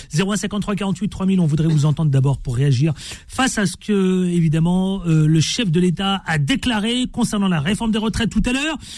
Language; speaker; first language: French; native; French